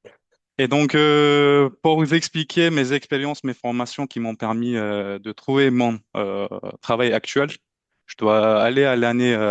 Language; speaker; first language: French; non-native, fluent; Turkish